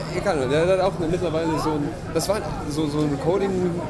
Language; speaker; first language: German; non-native, fluent; English